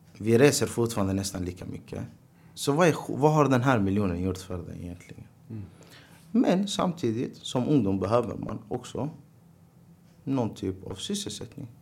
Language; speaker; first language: Swedish; early bilingual, other home language; Arabic